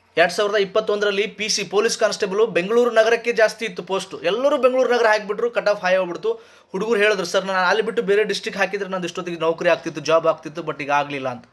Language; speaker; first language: Kannada; native; Kannada